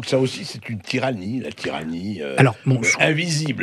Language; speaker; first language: French; native; French